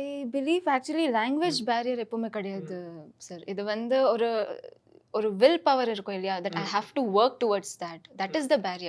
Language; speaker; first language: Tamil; non-native, fluent; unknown